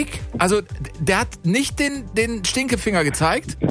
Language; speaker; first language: German; native; German